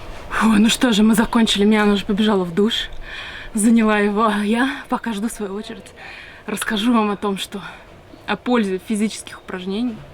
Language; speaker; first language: Russian; native; Russian